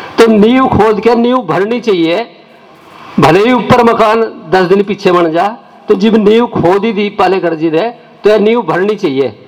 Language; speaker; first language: Hindi; native; Hindi